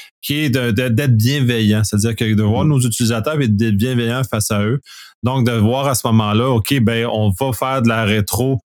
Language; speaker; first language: French; native; French